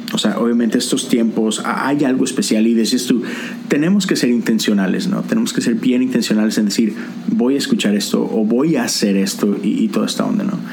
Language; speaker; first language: Spanish; native; Spanish